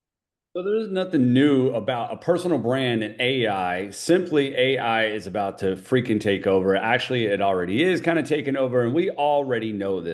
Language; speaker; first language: English; native; English